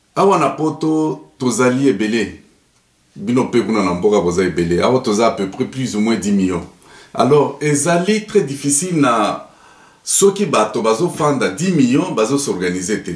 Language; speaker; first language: Lingala; non-native, local second language; Luba-Lulua